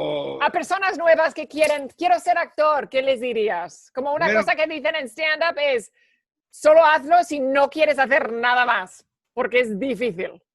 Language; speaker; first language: Spanish; early bilingual, heritage; Spanish